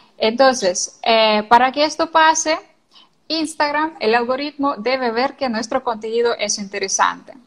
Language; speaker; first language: Spanish; non-native, fluent; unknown